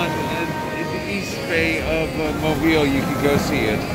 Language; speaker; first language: English; native; English